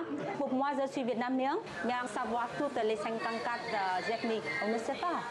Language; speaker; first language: French; non-native, fluent; Vietnamese